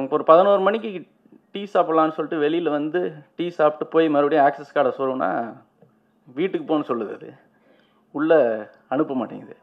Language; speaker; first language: Tamil; native; Tamil